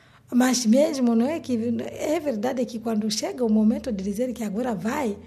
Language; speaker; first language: Portuguese; non-native, learner; Swahili